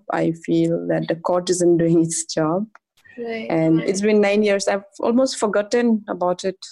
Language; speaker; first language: English; non-native, local second language; Adi